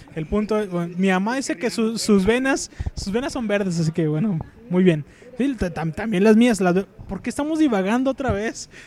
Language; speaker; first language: Spanish; native; Spanish